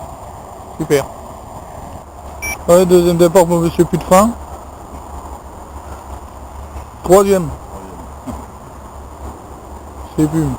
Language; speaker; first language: French; native; French